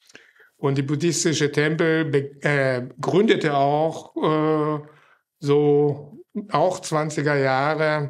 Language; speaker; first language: German; non-native, fluent; Japanese